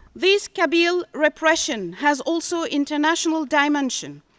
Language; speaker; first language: English; non-native, fluent; Kabyle